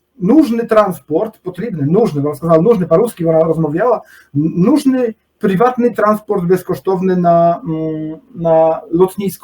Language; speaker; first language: Polish; non-native, learner; Ukrainian